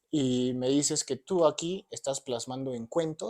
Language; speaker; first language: Spanish; native; Spanish